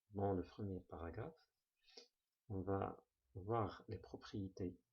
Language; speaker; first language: French; non-native, local second language; Arabic